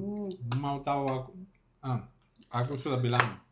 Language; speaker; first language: Indonesian; non-native, learner; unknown